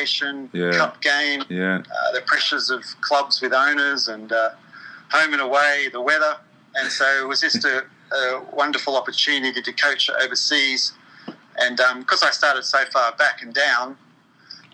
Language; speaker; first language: English; native; English